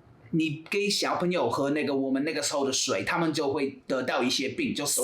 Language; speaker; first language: Chinese; non-native, fluent; English